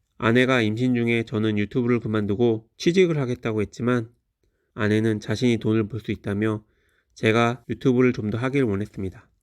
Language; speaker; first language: Korean; native; Korean